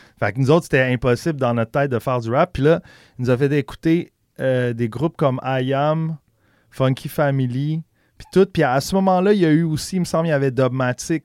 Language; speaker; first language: French; native; French